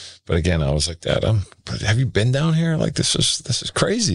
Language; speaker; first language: English; native; English